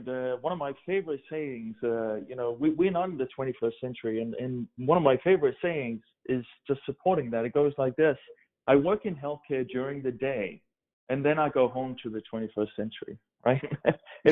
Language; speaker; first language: English; non-native, fluent; Danish